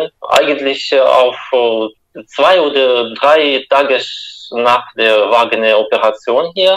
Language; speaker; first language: German; non-native, fluent; Russian